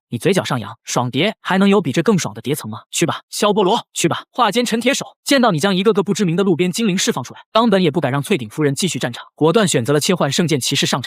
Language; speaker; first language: Chinese; native; Chinese